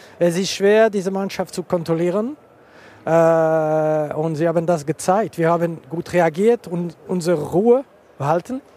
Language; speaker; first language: German; non-native, local second language; French